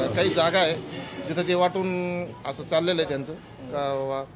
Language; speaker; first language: Marathi; non-native, local second language; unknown